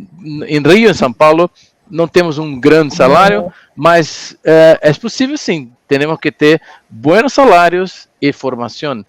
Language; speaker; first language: Spanish; non-native, learner; Portuguese